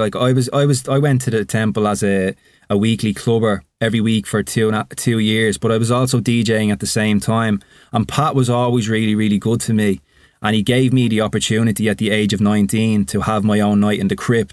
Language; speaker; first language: English; native; English